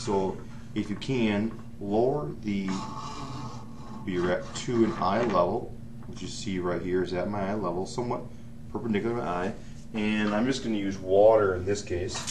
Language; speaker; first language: English; native; English